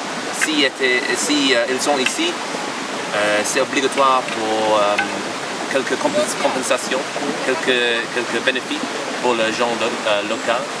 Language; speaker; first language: French; non-native, learner; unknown